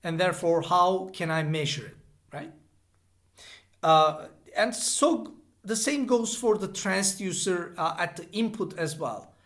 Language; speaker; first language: English; non-native, fluent; Turkish